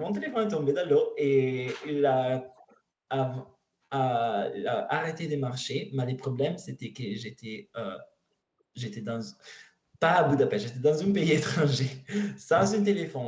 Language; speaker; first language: French; non-native, learner; Italian